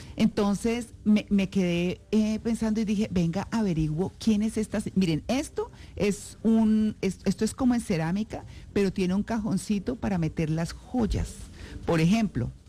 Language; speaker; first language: Spanish; native; Spanish